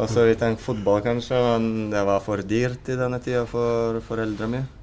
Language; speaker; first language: Norwegian; non-native, fluent; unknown